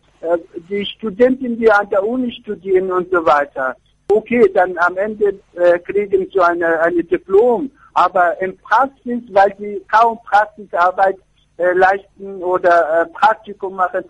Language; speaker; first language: German; non-native, fluent; Persian